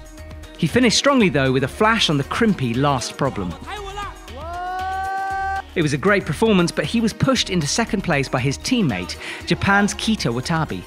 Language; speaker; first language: English; native; English